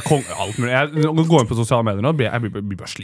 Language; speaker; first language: Norwegian; native; Norwegian